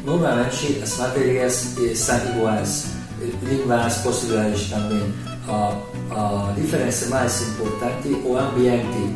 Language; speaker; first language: Portuguese; non-native, learner; Hungarian